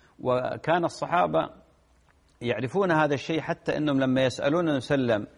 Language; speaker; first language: Arabic; native; Arabic